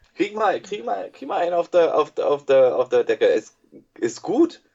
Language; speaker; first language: German; non-native, fluent; English